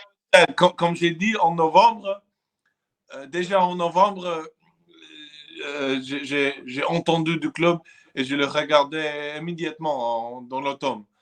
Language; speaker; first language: French; non-native, fluent; English